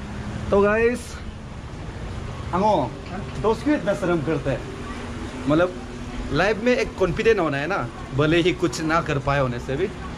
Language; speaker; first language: Hindi; non-native, local second language; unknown